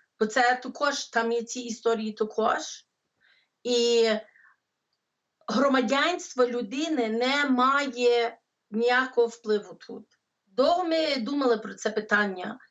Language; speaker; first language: Ukrainian; early bilingual, heritage; English